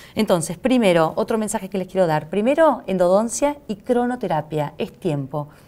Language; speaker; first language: Spanish; native; Spanish